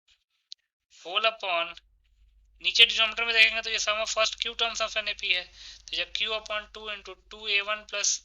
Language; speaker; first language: Hindi; native; Hindi